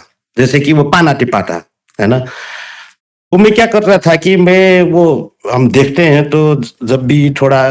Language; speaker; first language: Hindi; non-native, local second language; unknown